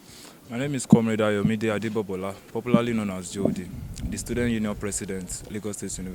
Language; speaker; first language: English; non-native, local second language; Yoruba